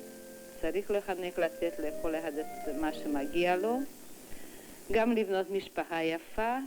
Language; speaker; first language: Hebrew; non-native, fluent; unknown